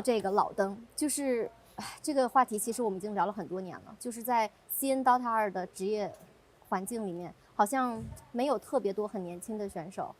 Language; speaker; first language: Chinese; native; Chinese